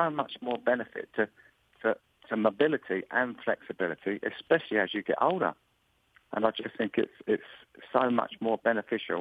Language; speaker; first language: English; native; English